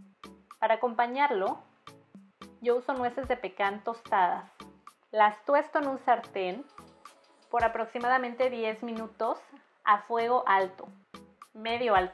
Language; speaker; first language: Spanish; native; Spanish